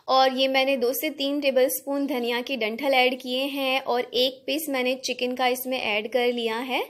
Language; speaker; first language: Hindi; native; Hindi